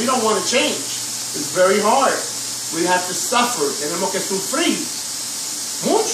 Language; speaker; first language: English; early bilingual, other home language; Spanish